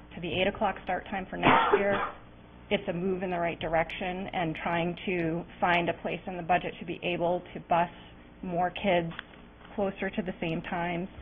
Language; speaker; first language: English; native; English